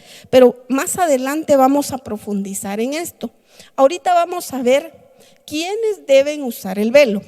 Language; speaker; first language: Spanish; native; Spanish